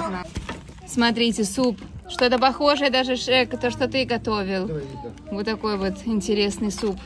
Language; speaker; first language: Russian; native; Russian